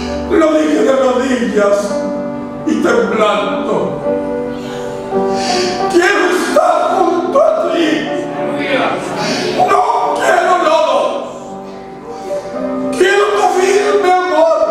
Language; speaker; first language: Spanish; native; Spanish